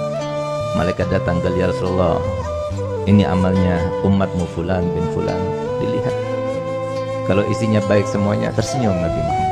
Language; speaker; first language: Indonesian; native; Indonesian